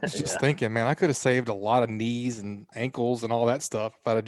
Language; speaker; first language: English; native; English